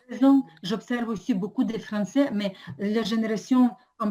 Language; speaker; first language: French; non-native, learner; Ukrainian